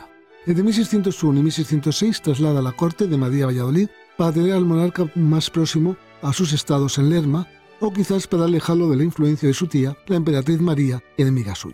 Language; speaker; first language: Spanish; native; Spanish